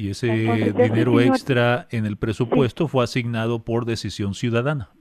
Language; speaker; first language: Spanish; native; Spanish